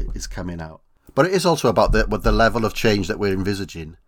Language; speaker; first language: English; native; English